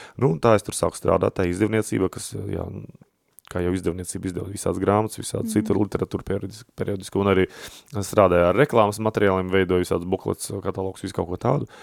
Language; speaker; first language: Latvian; native; Latvian